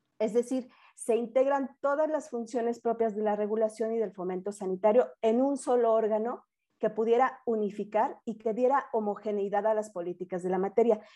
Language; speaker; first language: Spanish; native; Spanish